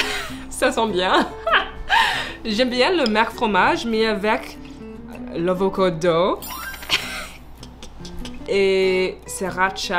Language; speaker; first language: French; non-native, learner; English